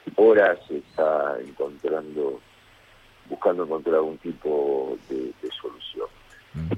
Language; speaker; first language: Spanish; native; Spanish